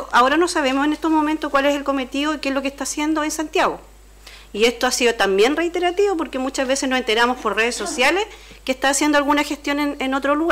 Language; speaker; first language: Spanish; native; Spanish